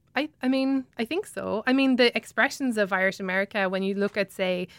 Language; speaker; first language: English; native; English